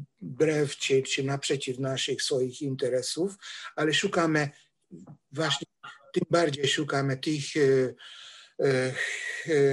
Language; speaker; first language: Polish; non-native, fluent; Hungarian